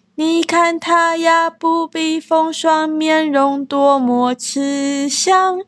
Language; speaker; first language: Japanese; non-native, fluent; Chinese